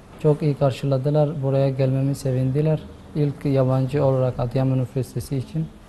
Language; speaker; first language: Turkish; non-native, fluent; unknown